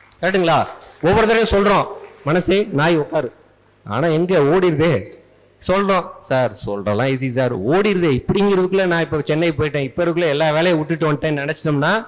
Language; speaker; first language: Tamil; native; Tamil